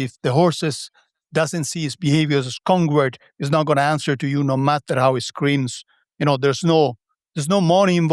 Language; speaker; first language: English; non-native, fluent; Italian